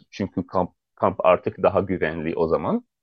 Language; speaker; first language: Turkish; non-native, fluent; Arabic